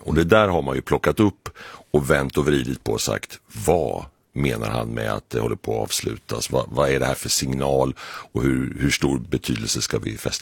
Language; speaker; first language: Swedish; native; Swedish